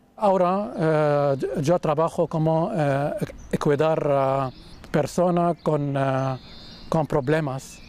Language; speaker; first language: Spanish; non-native, learner; Arabic